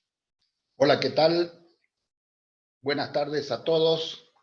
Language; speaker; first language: Spanish; native; Spanish